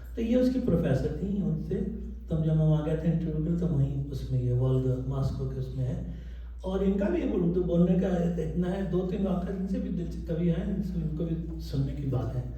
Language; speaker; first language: Urdu; native; Urdu